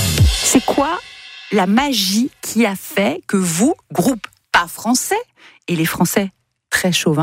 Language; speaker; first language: French; native; French